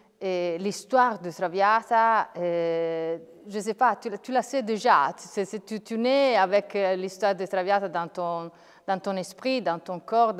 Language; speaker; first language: French; non-native, fluent; Italian